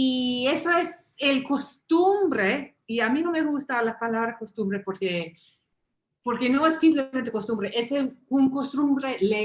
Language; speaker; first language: Spanish; early bilingual, heritage; English